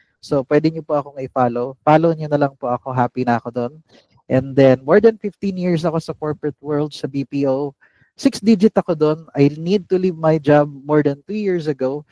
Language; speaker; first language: Filipino; non-native, local second language; Cebuano